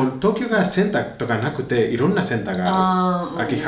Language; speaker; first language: Japanese; non-native, fluent; Spanish